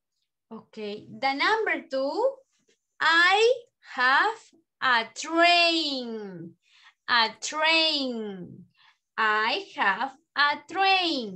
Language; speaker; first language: English; non-native, learner; Spanish